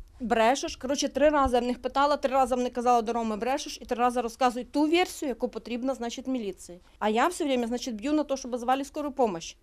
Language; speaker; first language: Ukrainian; native; Ukrainian